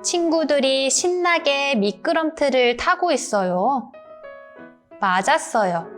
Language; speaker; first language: Korean; native; Korean